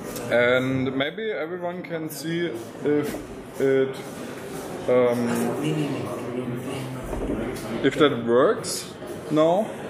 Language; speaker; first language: English; non-native, fluent; German